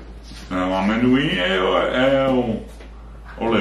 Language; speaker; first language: Portuguese; non-native, learner; Dutch